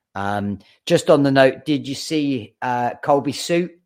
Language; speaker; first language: English; native; English